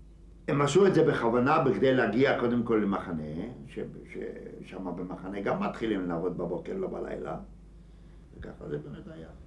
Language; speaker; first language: Hebrew; non-native, fluent; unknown